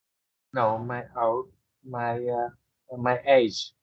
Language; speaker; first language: English; non-native, learner; Vietnamese